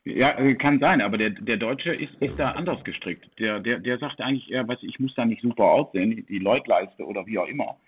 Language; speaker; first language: German; early bilingual, heritage; Dutch